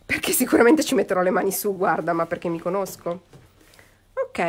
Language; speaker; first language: Italian; native; Italian